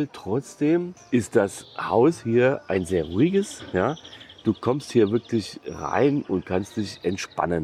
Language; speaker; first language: German; native; German